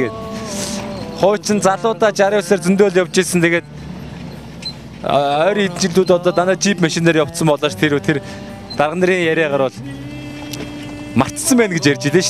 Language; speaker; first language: Mongolian; native; Mongolian